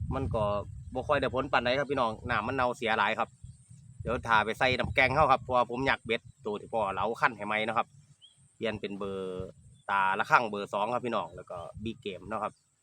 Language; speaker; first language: Thai; native; Thai